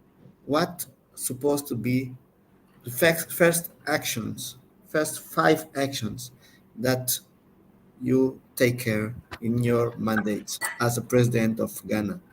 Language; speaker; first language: English; non-native, learner; Portuguese